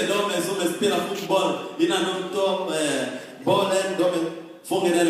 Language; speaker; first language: Swedish; non-native, fluent; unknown